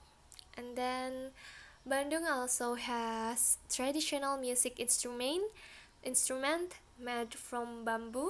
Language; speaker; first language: English; non-native, learner; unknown